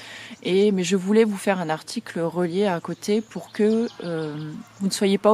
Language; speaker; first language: French; native; French